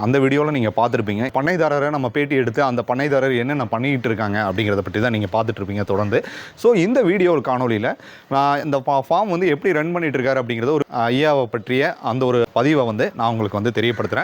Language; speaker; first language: Tamil; native; Tamil